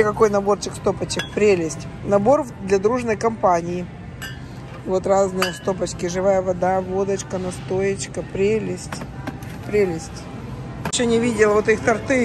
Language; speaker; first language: Russian; native; Russian